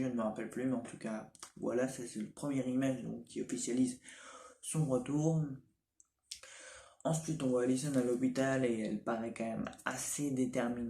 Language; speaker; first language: French; native; French